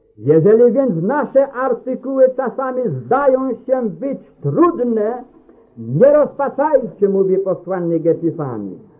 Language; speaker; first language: Polish; native; Polish